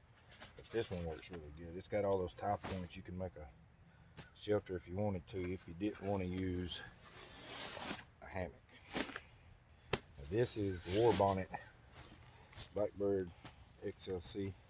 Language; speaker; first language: English; native; English